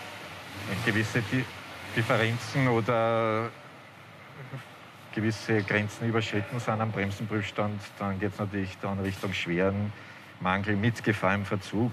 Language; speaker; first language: German; native; German